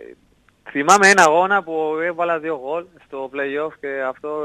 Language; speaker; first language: Greek; non-native, learner; Spanish